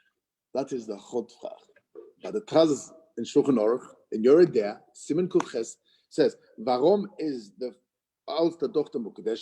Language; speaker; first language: Dutch; non-native, fluent; English